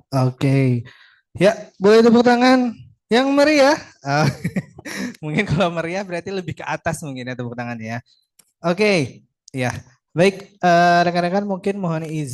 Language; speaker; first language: Indonesian; native; Indonesian